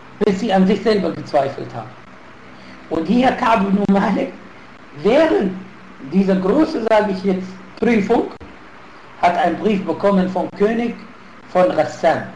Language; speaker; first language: German; non-native, fluent; Arabic